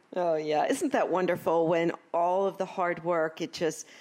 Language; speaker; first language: English; native; English